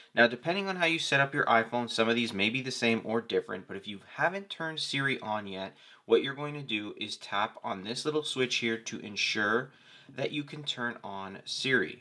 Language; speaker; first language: English; native; English